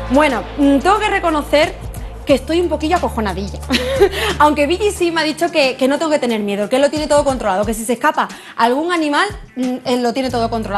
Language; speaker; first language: Spanish; native; Spanish